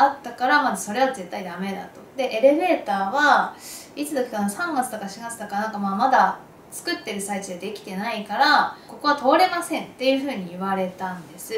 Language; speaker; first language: Japanese; native; Japanese